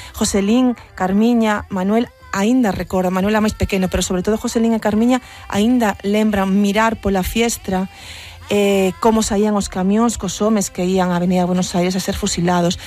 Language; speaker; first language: Galician; native; Galician